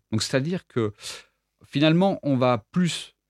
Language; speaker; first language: French; native; French